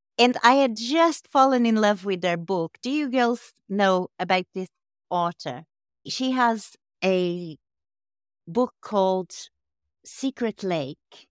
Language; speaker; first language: English; non-native, fluent; Portuguese